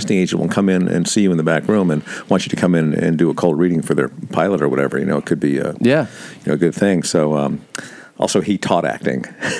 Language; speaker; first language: English; native; English